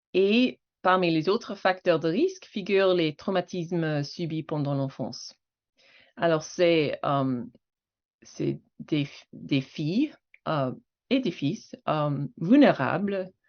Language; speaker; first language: French; non-native, fluent; English